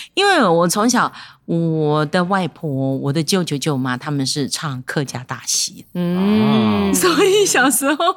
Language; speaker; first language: Chinese; non-native, local second language; Hakka Chinese